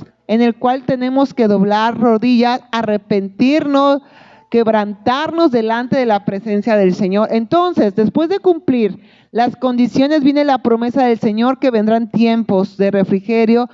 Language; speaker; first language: Spanish; native; Spanish